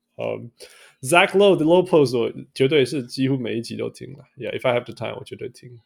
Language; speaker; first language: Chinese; native; Chinese